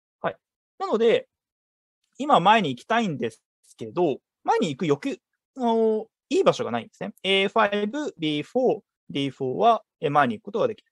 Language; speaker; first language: Japanese; native; Japanese